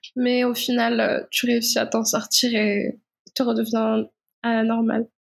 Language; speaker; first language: French; non-native, local second language; Arabic